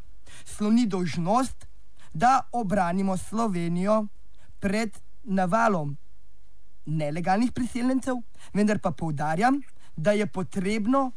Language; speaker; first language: Slovenian; native; Slovenian